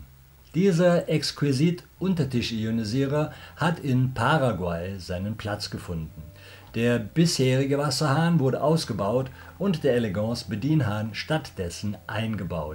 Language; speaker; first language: German; native; German